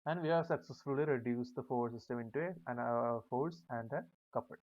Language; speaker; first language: English; non-native, local second language; Malayalam